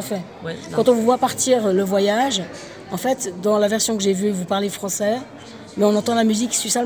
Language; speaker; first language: French; native; French